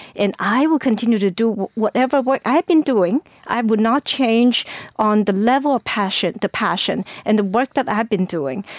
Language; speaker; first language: English; non-native, fluent; Chinese